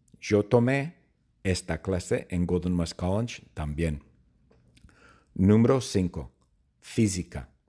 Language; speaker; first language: Spanish; non-native, fluent; English